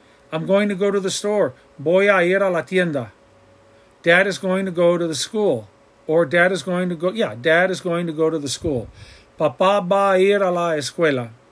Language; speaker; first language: English; native; English